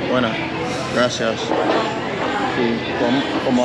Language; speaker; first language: Spanish; non-native, learner; English